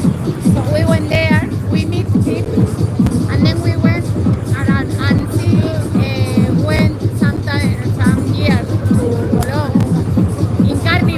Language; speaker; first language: English; non-native, fluent; Spanish